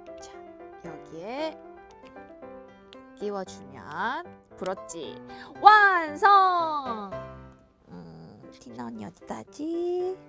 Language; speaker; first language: Korean; native; Korean